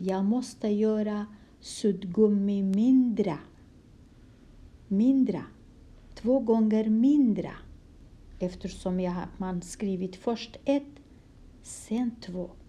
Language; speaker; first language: Swedish; non-native, fluent; Kurdish